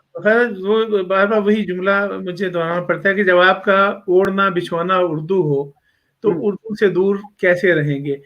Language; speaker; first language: Urdu; native; Urdu